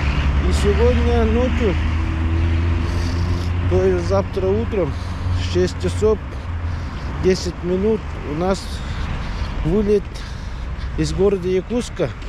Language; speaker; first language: Russian; non-native, local second language; Yakut